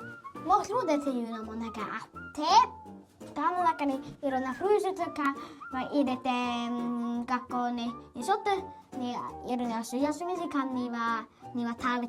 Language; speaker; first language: Japanese; early bilingual, heritage; Japanese